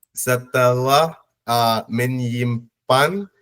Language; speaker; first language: Indonesian; non-native, learner; English